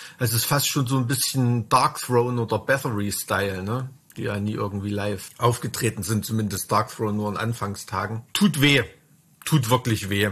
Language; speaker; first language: German; native; German